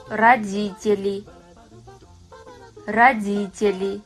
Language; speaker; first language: Russian; non-native, fluent; Kazakh